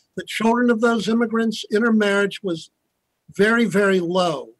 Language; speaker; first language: English; native; English